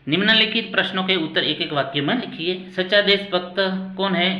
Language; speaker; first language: Hindi; non-native, local second language; Gujarati